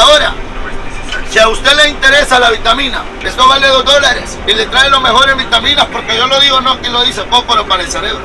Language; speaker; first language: Spanish; native; Spanish